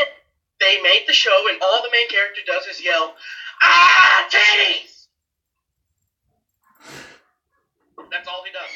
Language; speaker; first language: English; native; English